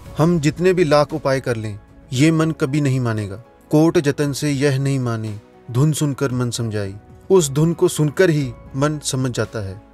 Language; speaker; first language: Hindi; non-native, local second language; Punjabi